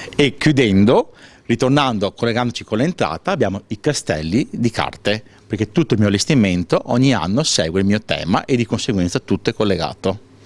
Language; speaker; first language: Italian; native; Italian